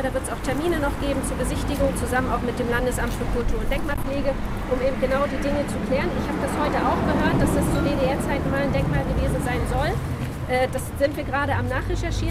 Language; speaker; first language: German; native; German